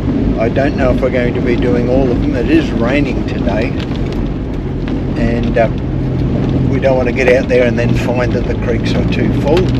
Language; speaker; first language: English; native; English